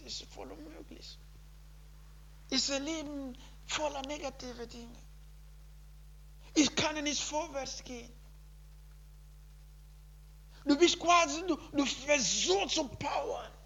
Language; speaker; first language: German; non-native, learner; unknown